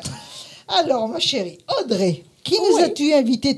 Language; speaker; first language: French; native; French